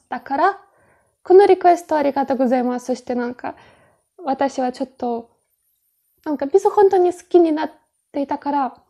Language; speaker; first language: Japanese; non-native, fluent; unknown